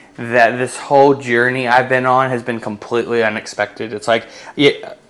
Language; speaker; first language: English; native; English